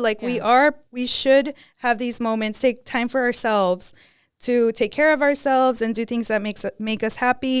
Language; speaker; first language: English; early bilingual, other home language; Spanish